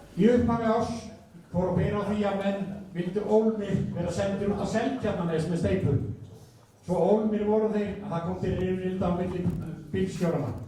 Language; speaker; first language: Icelandic; native; Icelandic